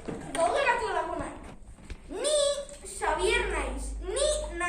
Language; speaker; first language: Basque; non-native, local second language; Spanish